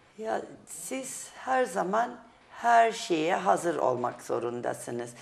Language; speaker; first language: Turkish; non-native, fluent; German